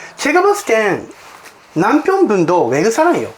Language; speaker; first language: Korean; non-native, fluent; Japanese